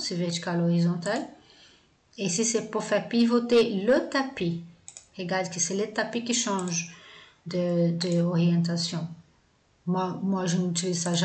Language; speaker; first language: French; non-native, fluent; Portuguese